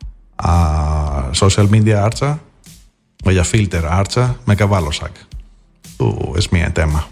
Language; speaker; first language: Hungarian; non-native, fluent; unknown